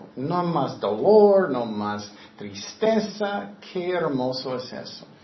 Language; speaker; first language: Spanish; non-native, fluent; English